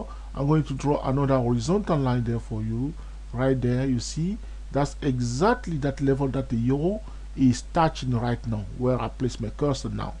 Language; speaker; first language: English; non-native, fluent; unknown